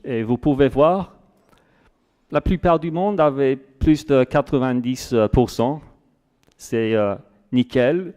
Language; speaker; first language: French; non-native, fluent; English